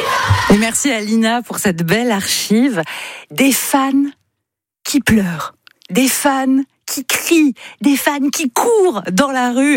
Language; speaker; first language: French; native; French